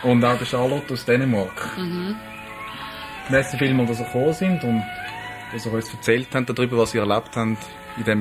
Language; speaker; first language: German; native; German